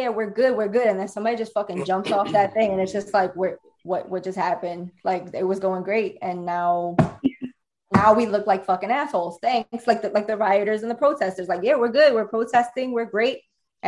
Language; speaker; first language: English; native; English